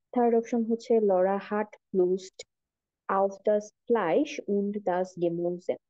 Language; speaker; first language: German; non-native, learner; Bangla